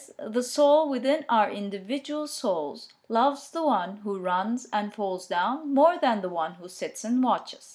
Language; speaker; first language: English; non-native, fluent; Turkish